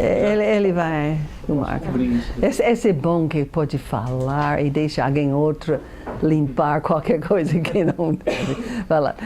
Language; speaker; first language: Portuguese; non-native, fluent; English